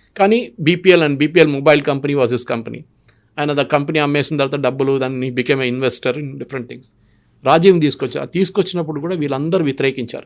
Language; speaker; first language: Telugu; non-native, local second language; Malayalam